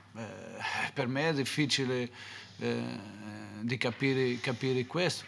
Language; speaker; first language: Italian; non-native, fluent; Portuguese